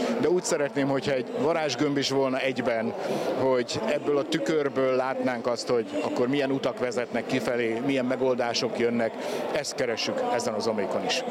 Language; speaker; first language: Hungarian; native; Hungarian